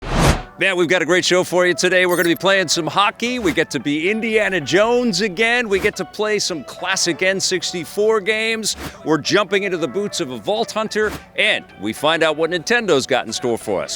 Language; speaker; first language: English; native; English